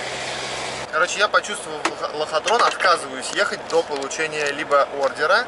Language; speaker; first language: Russian; native; Russian